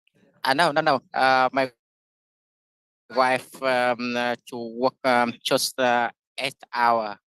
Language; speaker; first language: English; non-native, learner; Vietnamese